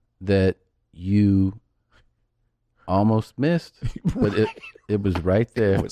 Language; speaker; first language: English; early bilingual, other home language; Spanish